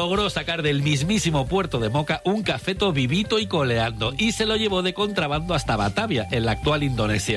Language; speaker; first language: Spanish; native; Spanish